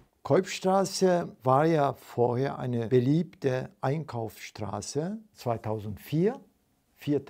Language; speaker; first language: German; non-native, fluent; Turkish